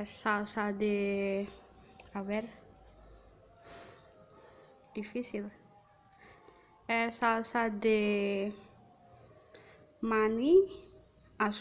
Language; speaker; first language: Spanish; non-native, fluent; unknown